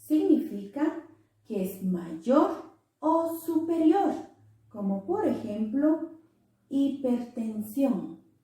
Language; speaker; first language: Spanish; non-native, local second language; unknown